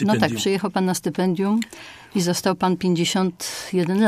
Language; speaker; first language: Polish; native; Polish